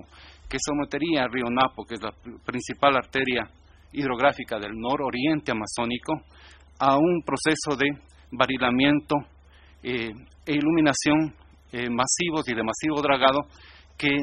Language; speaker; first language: Spanish; native; Spanish